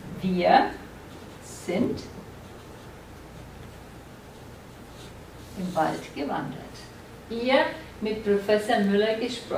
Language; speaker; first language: German; non-native, fluent; English